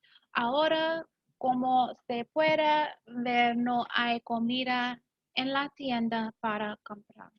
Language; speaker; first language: Spanish; non-native, learner; English